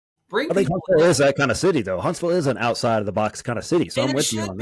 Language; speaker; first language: English; native; English